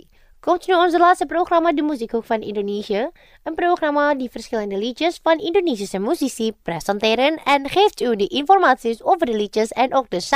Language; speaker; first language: Dutch; non-native, fluent; Indonesian